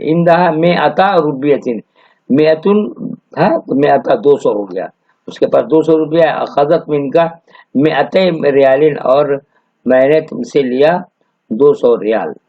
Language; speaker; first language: Urdu; native; Urdu